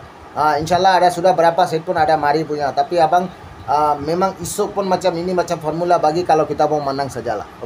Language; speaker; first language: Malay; non-native, learner; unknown